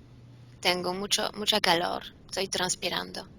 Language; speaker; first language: Spanish; non-native, fluent; French